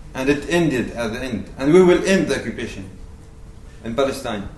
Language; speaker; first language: English; non-native, fluent; Arabic